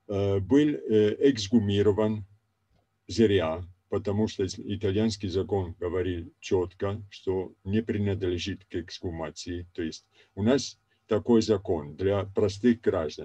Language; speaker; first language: Russian; non-native, fluent; Italian